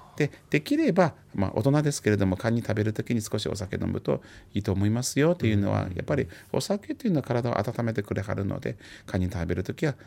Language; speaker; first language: Japanese; non-native, fluent; Chinese